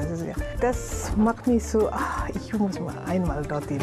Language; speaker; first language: German; non-native, learner; Indonesian